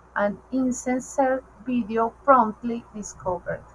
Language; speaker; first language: English; non-native, learner; Spanish